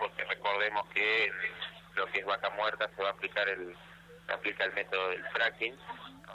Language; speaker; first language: Spanish; native; Spanish